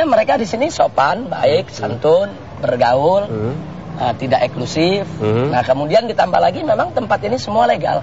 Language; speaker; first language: Indonesian; native; Indonesian